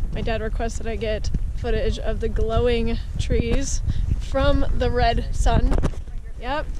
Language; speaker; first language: English; native; English